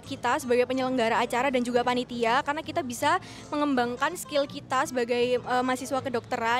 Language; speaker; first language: Indonesian; native; Indonesian